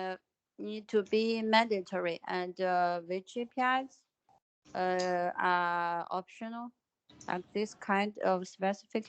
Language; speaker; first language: English; non-native, fluent; Chinese